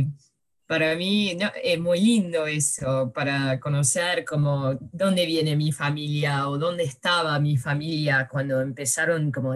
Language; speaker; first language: Spanish; early bilingual, heritage; English